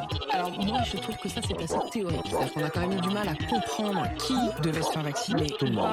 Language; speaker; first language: French; native; French